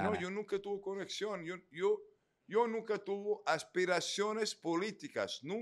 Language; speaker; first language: Spanish; native; Spanish